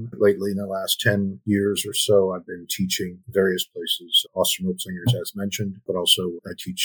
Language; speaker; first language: English; native; English